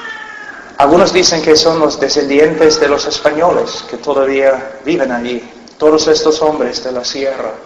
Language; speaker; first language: Spanish; non-native, fluent; English